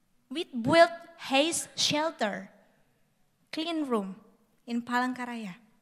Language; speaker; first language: English; non-native, fluent; Indonesian